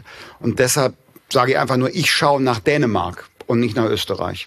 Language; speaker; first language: German; native; German